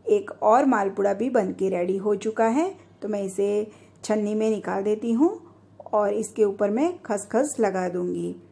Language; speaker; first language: Hindi; non-native, local second language; Gujarati